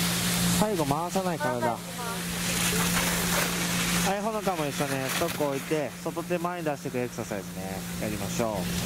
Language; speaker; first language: Japanese; native; Japanese